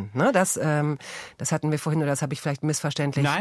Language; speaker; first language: German; native; German